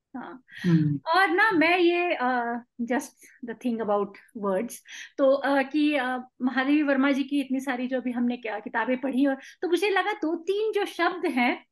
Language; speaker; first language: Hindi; non-native, local second language; Tamil